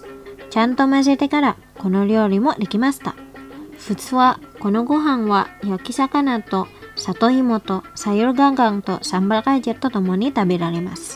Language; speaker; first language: Japanese; non-native, fluent; Indonesian